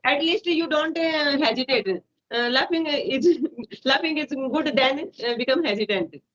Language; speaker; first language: English; non-native, learner; Hindi